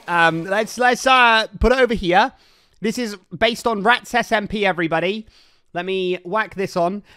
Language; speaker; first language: English; native; English